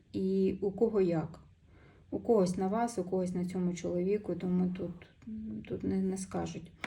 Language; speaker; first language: Ukrainian; non-native, local second language; Russian